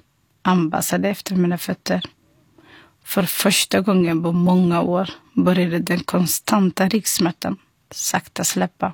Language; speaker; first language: Swedish; non-native, fluent; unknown